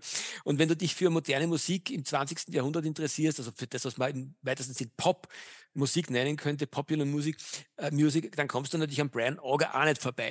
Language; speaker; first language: German; native; German